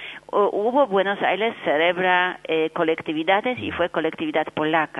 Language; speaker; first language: Spanish; non-native, fluent; Polish